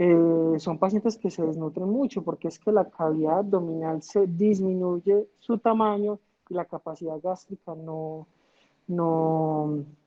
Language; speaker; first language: Spanish; native; Spanish